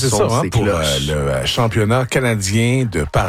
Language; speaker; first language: French; native; French